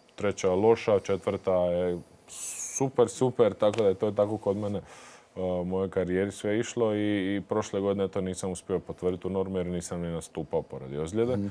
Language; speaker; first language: Croatian; native; Croatian